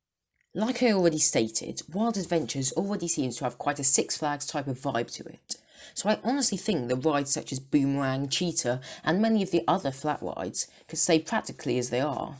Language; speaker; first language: English; native; English